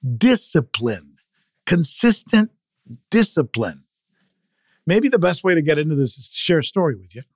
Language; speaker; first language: English; early bilingual, other home language; Spanish